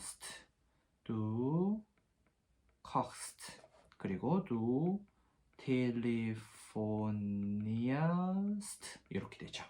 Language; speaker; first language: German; non-native, fluent; Korean